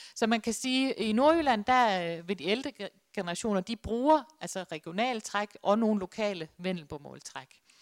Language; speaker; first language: Danish; native; Danish